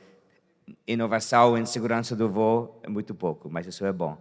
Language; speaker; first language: Portuguese; non-native, fluent; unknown